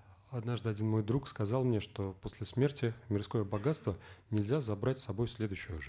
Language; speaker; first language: Russian; native; Russian